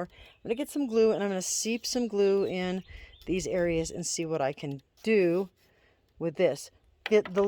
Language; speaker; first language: English; native; English